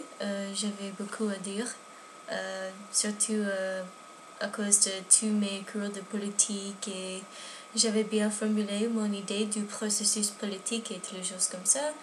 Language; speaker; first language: French; non-native, learner; English